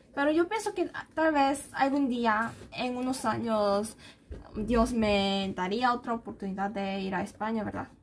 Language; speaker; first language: Spanish; non-native, fluent; Korean